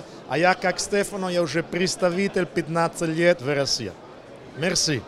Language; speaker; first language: Russian; non-native, learner; Italian